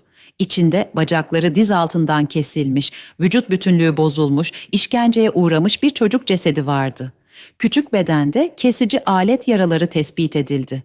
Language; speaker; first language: Turkish; native; Turkish